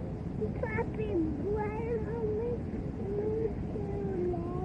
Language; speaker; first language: Spanish; early bilingual, heritage; Spanish